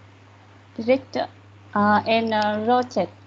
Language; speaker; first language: English; non-native, learner; Vietnamese